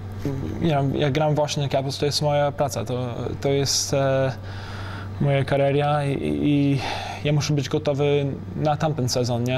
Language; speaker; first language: Polish; early bilingual, heritage; English